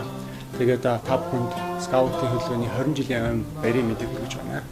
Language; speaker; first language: Mongolian; native; Mongolian